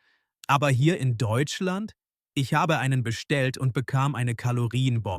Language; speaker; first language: German; non-native, fluent; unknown